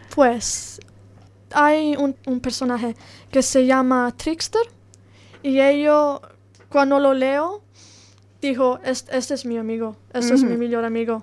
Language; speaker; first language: Spanish; non-native, learner; Italian